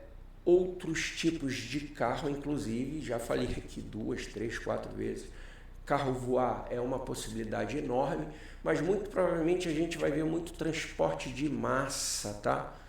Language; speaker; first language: Portuguese; native; Portuguese